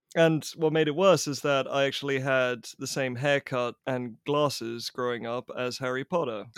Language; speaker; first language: English; native; English